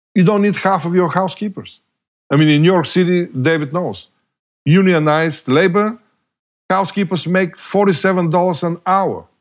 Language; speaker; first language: English; non-native, fluent; Bulgarian